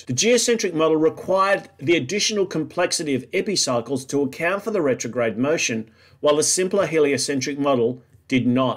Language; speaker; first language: English; native; English